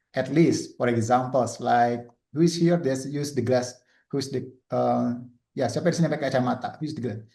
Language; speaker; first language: English; non-native, learner; Indonesian